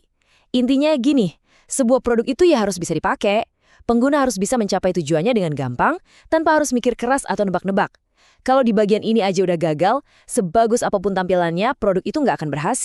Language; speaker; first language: Indonesian; native; Indonesian